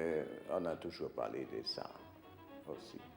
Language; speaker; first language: French; non-native, fluent; German